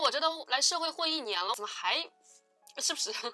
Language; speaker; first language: Chinese; native; Chinese